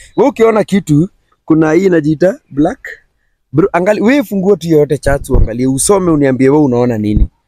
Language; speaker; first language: Swahili; native; Swahili